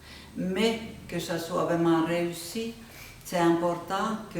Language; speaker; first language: French; non-native, fluent; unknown